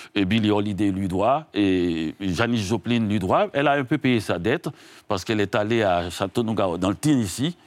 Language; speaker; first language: French; non-native, local second language; Haitian Creole